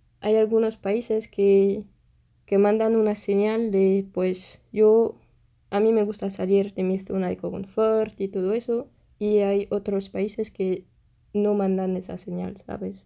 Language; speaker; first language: Spanish; non-native, fluent; French